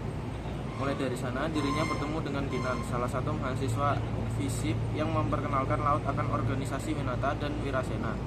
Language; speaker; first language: Indonesian; native; Indonesian